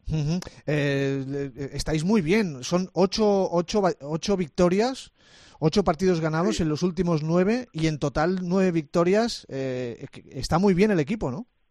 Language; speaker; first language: Spanish; native; Spanish